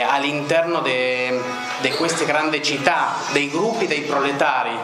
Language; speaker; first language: Italian; non-native, fluent; Spanish